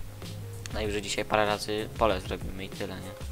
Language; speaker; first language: Polish; native; Polish